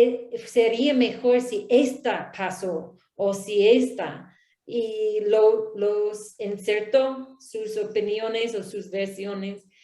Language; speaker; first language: Spanish; non-native, learner; English